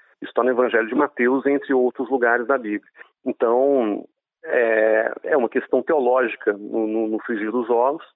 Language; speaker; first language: Portuguese; non-native, fluent; Hebrew